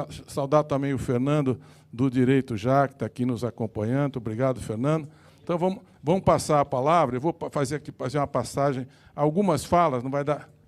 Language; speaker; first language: Portuguese; native; Portuguese